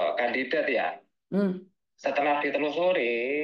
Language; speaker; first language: Indonesian; native; Indonesian